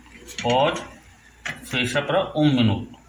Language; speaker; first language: Portuguese; non-native, learner; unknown